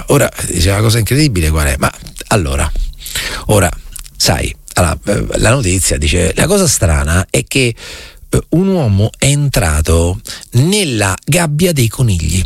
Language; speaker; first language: Italian; native; Italian